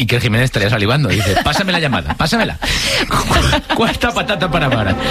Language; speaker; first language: Spanish; native; Spanish